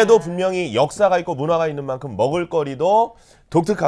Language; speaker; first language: Korean; native; Korean